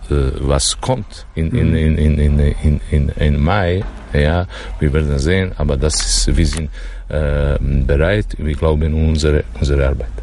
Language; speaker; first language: German; non-native, learner; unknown